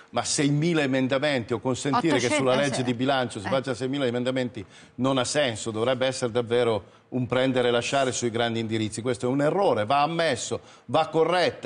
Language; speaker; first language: Italian; native; Italian